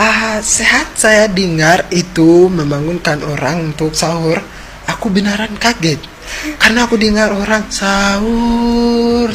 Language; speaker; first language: Indonesian; non-native, fluent; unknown